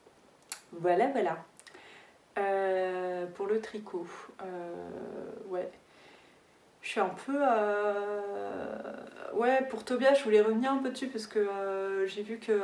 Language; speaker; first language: French; native; French